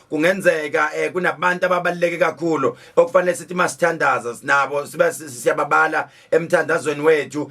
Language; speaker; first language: Zulu; native; Zulu